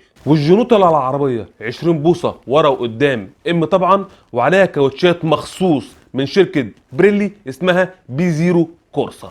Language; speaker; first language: Arabic; native; Arabic